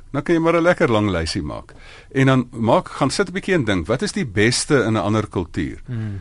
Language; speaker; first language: Afrikaans; native; Afrikaans